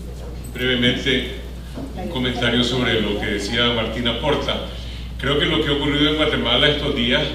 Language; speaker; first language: Spanish; native; Spanish